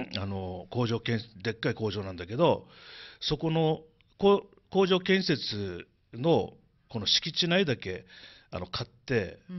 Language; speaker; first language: Japanese; native; Japanese